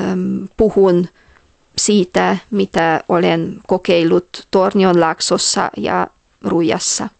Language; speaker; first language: Finnish; non-native, fluent; Hungarian